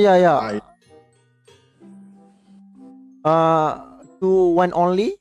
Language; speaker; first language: English; non-native, learner; Malay